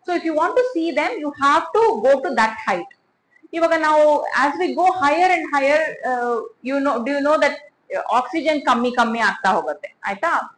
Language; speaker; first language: English; non-native, local second language; Kannada